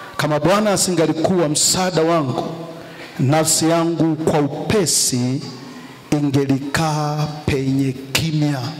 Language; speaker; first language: Swahili; native; Swahili